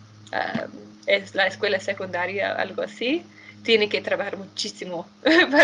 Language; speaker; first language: Spanish; non-native, fluent; English